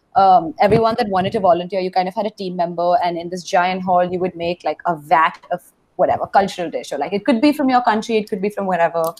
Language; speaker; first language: English; non-native, local second language; Hindi